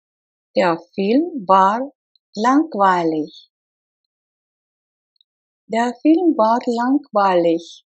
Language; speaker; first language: German; non-native, fluent; Russian